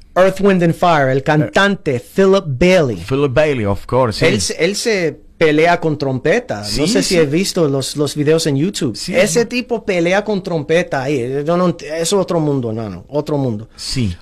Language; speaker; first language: Spanish; early bilingual, heritage; Spanish